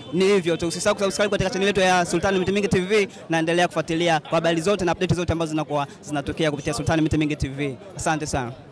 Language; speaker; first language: Swahili; native; Swahili